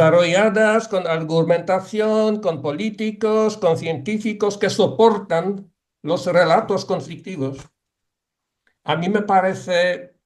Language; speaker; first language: Spanish; non-native, fluent; Polish